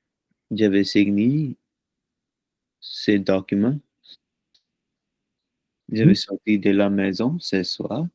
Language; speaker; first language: French; non-native, learner; Punjabi